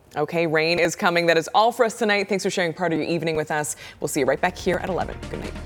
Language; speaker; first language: English; non-native, fluent; Spanish